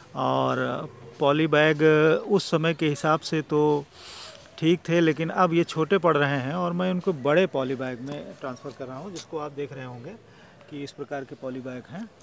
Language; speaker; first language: Hindi; native; Hindi